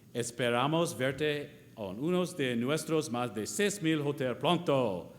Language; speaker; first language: Spanish; non-native, learner; English